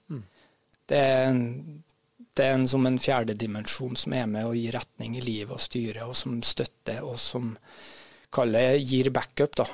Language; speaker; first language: Norwegian; native; Norwegian